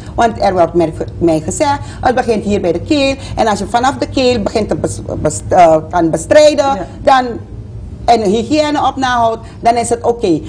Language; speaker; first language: Dutch; native; Dutch